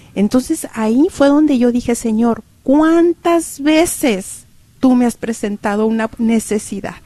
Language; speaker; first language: Spanish; native; Spanish